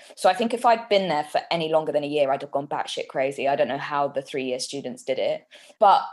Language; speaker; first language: English; native; English